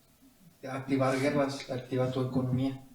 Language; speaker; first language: Spanish; native; Spanish